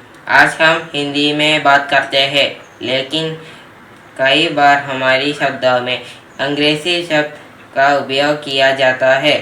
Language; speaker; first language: Hindi; non-native, local second language; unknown